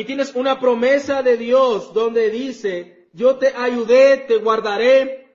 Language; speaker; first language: Spanish; native; Spanish